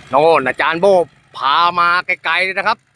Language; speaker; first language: Thai; native; Thai